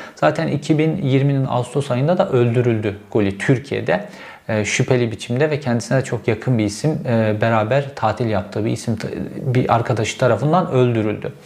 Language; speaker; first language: Turkish; native; Turkish